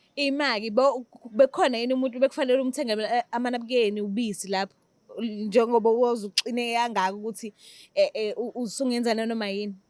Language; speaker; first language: Zulu; native; Zulu